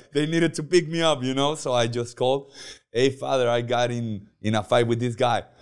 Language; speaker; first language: English; non-native, learner; Spanish